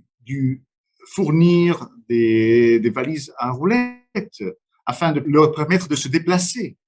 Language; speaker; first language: French; non-native, fluent; Romanian